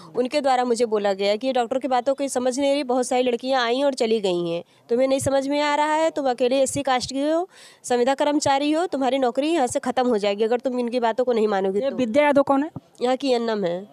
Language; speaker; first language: Hindi; native; Hindi